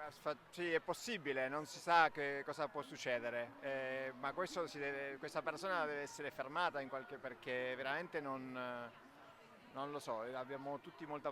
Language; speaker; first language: Italian; non-native, fluent; Spanish